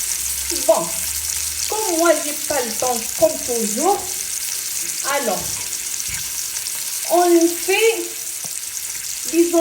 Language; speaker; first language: French; non-native, local second language; Arabic